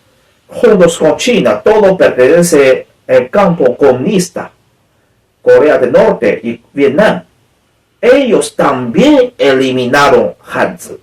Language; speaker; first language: Spanish; non-native, learner; Chinese